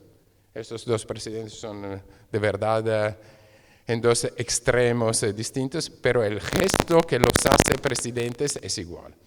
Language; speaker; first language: Spanish; non-native, fluent; Italian